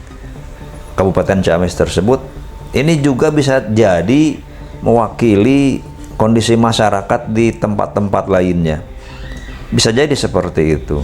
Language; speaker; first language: Indonesian; native; Indonesian